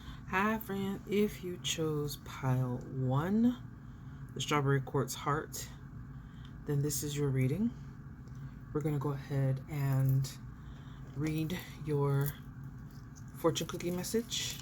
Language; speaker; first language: English; native; English